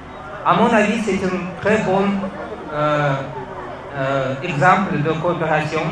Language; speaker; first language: French; non-native, fluent; Russian